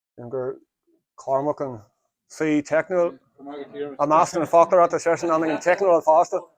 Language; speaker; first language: Irish; native; Irish